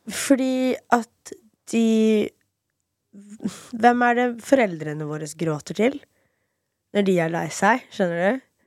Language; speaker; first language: Norwegian; early bilingual, heritage; Norwegian